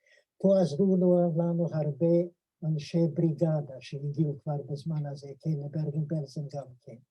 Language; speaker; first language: Hebrew; non-native, fluent; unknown